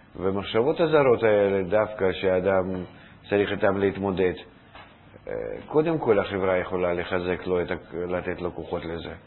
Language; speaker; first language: Hebrew; non-native, fluent; Russian